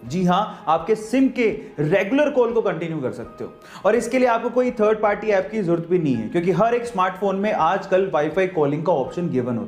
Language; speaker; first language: Hindi; native; Hindi